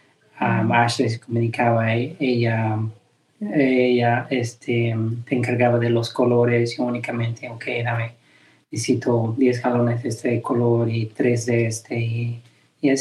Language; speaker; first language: Spanish; early bilingual, heritage; Spanish